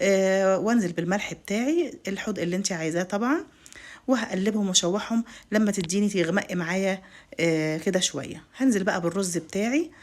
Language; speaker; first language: Arabic; native; Arabic